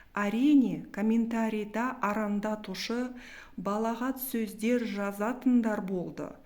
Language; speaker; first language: Kazakh; non-native, local second language; Russian